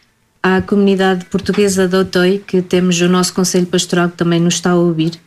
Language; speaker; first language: Portuguese; native; Portuguese